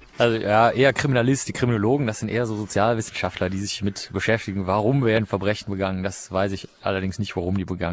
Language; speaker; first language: German; native; German